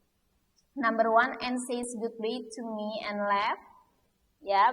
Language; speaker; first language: English; non-native, learner; Indonesian